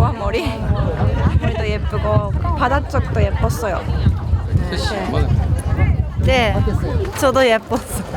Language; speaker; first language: Korean; non-native, learner; Japanese